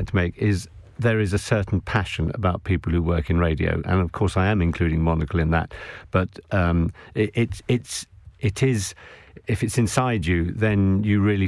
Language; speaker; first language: English; native; English